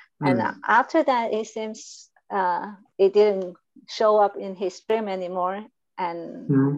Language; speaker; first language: English; non-native, learner; Chinese